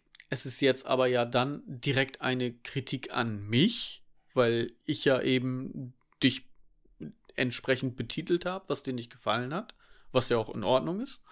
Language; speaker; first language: German; native; German